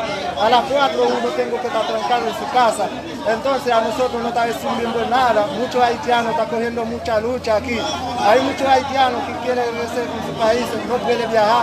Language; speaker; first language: Spanish; non-native, learner; Haitian Creole